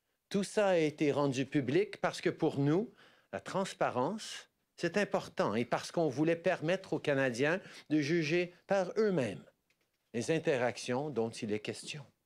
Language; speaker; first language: French; native; French